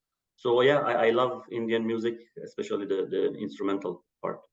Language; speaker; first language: English; non-native, fluent; Persian